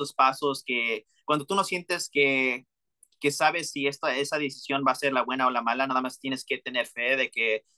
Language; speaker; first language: Spanish; early bilingual, heritage; Spanish